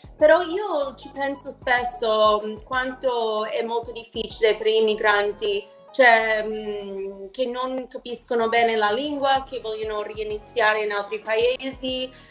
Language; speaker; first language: Italian; non-native, fluent; English